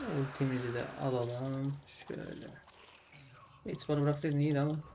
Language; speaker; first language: Turkish; native; Turkish